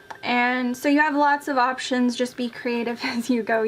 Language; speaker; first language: English; native; English